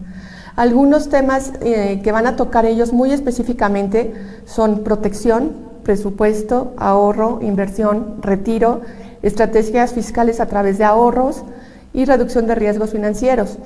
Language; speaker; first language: Spanish; native; Spanish